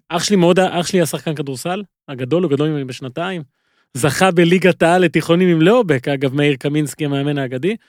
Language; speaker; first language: Hebrew; native; Hebrew